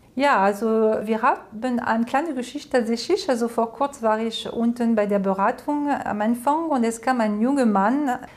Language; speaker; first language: German; non-native, fluent; French